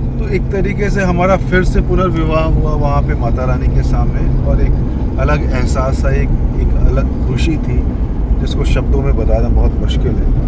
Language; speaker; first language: Hindi; native; Hindi